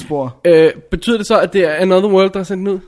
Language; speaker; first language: Danish; native; Danish